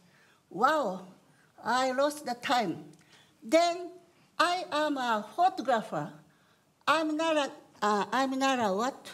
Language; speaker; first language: English; non-native, learner; Japanese